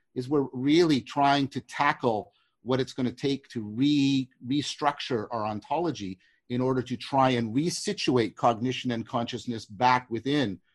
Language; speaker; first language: English; native; English